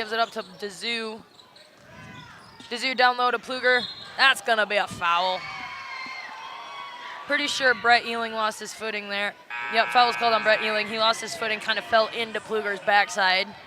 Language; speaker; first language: English; native; English